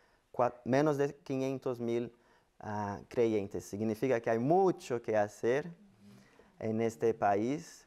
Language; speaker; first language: Spanish; non-native, fluent; Portuguese